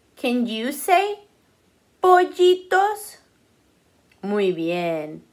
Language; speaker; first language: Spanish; early bilingual, heritage; Spanish